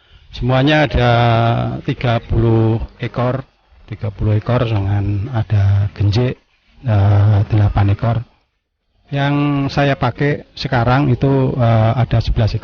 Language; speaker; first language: Indonesian; non-native, local second language; Javanese